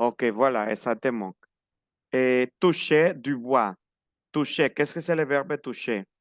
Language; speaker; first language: French; non-native, fluent; Spanish